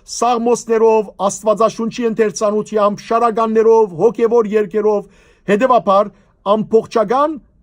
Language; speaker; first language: Armenian; native; Armenian